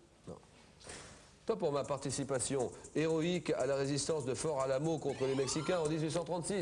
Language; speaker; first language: French; native; French